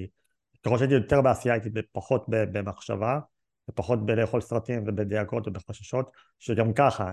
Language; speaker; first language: Hebrew; native; Hebrew